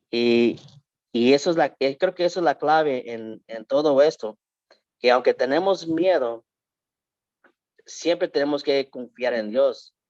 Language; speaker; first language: Spanish; early bilingual, heritage; Spanish